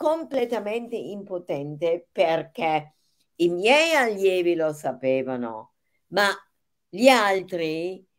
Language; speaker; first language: Italian; non-native, fluent; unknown